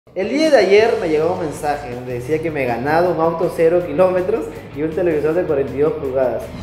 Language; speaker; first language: Spanish; native; Spanish